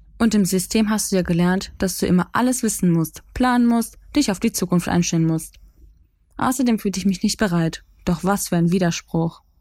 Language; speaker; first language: German; early bilingual, other home language; Kurdish